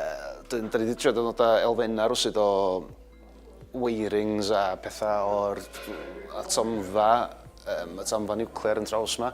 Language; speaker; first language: Welsh; native; Welsh